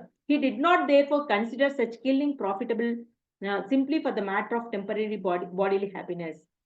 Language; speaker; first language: English; non-native, local second language; Telugu